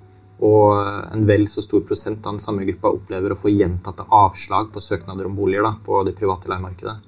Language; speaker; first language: Norwegian; native; Norwegian